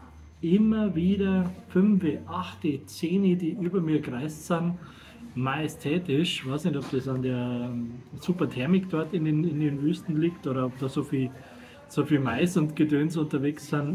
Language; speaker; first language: German; native; German